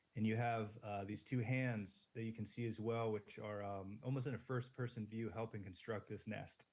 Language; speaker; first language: English; native; English